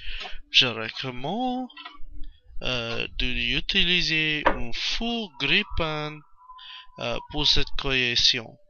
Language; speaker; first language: French; non-native, learner; English